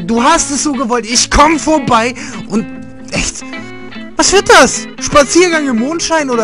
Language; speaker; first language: German; native; German